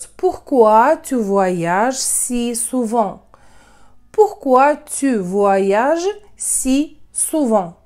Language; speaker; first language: French; non-native, fluent; Russian